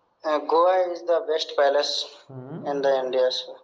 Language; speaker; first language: English; non-native, learner; Hindi